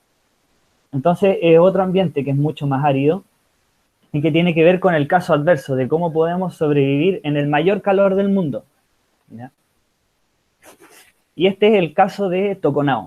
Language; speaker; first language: Spanish; native; Spanish